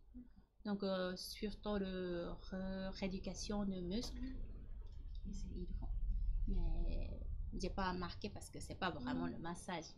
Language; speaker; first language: French; non-native, learner; Japanese